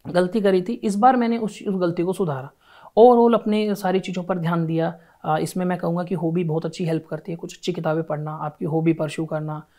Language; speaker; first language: Hindi; native; Hindi